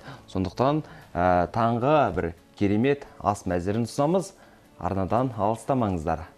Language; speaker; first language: Kazakh; native; Kazakh